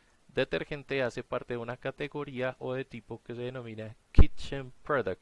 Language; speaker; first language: Spanish; native; Spanish